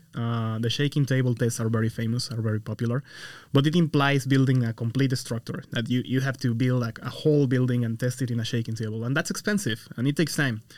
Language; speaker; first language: English; non-native, fluent; Spanish